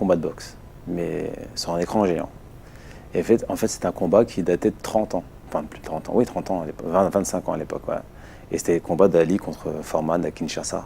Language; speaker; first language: French; native; French